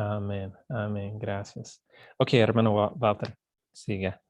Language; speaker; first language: Spanish; non-native, fluent; English